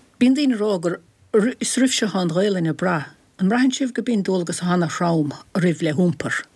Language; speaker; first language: Irish; native; Irish